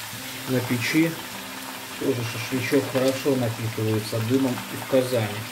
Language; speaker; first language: Russian; native; Russian